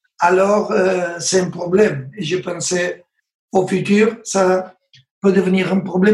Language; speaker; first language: French; non-native, learner; Spanish